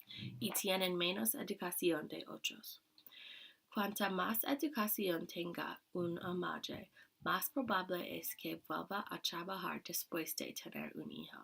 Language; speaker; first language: Spanish; non-native, learner; English